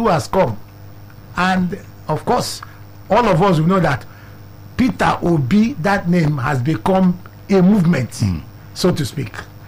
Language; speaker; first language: English; non-native, local second language; Igbo